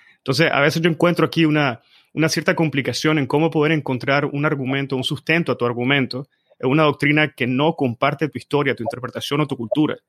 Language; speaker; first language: Spanish; native; Spanish